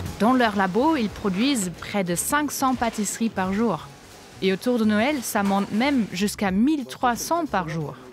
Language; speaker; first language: French; non-native, fluent; German